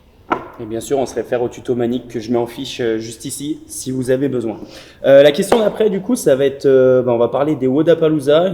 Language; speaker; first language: French; native; French